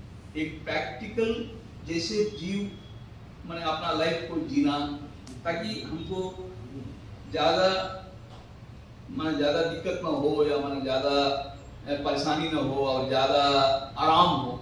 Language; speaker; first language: Hindi; non-native, local second language; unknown